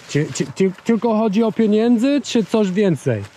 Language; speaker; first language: Polish; non-native, learner; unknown